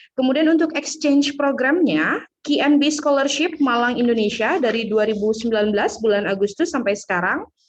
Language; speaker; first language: Indonesian; native; Indonesian